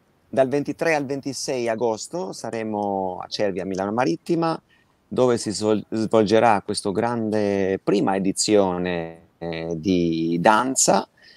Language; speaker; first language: Italian; non-native, fluent; Albanian